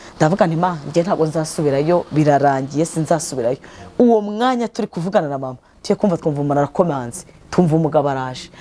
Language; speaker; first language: Kinyarwanda; native; Kinyarwanda